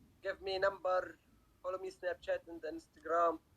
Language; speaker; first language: English; non-native, learner; Arabic